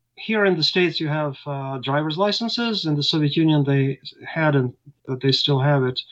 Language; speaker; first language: English; non-native, fluent; Ukrainian